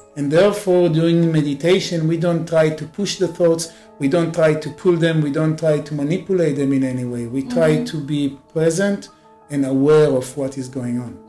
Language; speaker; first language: English; non-native, fluent; Hebrew